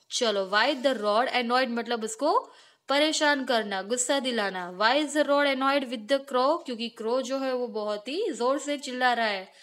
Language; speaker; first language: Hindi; non-native, local second language; Gujarati